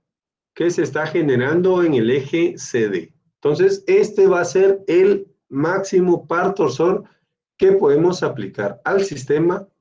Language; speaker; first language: Spanish; native; Spanish